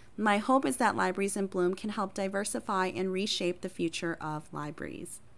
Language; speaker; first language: English; early bilingual, other home language; Hmong